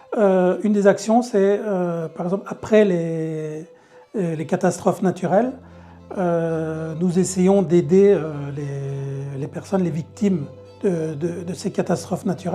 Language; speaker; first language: French; early bilingual, other home language; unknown